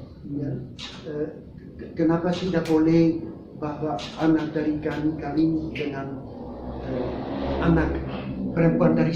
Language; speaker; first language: Indonesian; non-native, fluent; Dutch